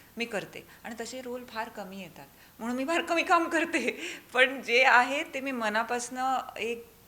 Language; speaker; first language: Marathi; native; Marathi